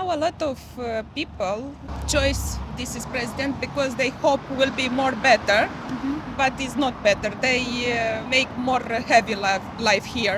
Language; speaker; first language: English; non-native, learner; Romanian